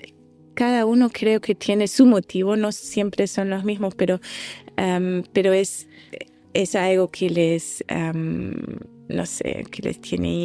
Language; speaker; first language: Spanish; non-native, fluent; German